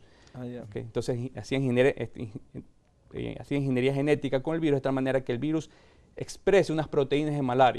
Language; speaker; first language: Spanish; native; Spanish